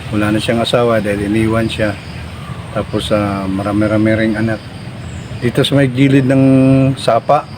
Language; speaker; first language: Filipino; non-native, local second language; Cebuano